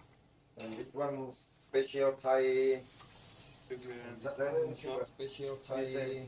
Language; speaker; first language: English; non-native, learner; Thai